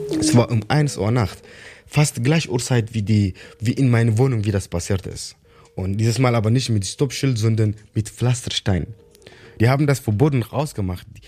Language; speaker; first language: German; non-native, learner; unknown